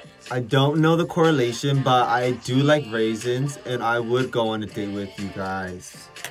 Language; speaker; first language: English; early bilingual, other home language; Korean